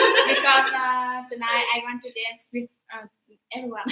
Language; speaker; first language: English; non-native, learner; Vietnamese